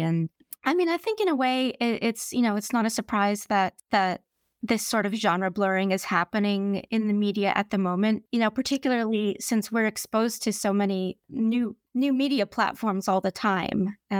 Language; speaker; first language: English; native; English